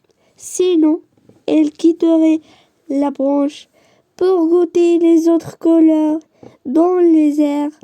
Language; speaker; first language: French; non-native, learner; Arabic